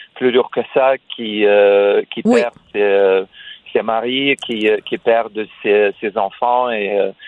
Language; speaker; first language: French; non-native, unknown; Russian